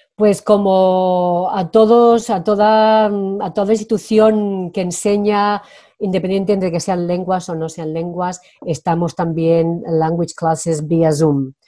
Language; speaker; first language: Spanish; native; Spanish